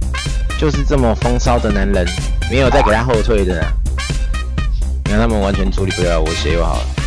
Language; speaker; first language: Chinese; native; Chinese